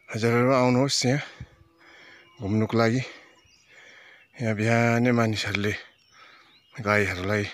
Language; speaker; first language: Hindi; non-native, local second language; Nepali